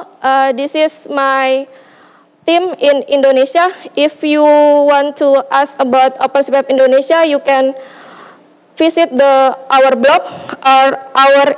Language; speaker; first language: English; non-native, learner; Indonesian